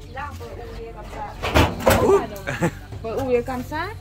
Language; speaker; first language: French; non-native, learner; Khmer